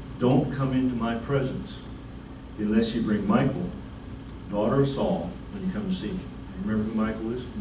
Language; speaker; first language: English; native; English